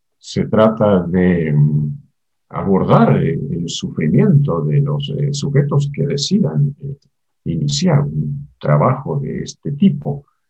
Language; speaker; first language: Spanish; native; Spanish